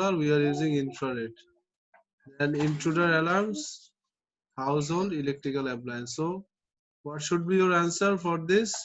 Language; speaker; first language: English; non-native, local second language; Bangla